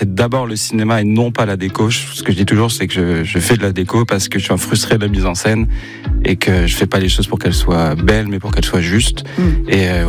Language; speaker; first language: French; native; French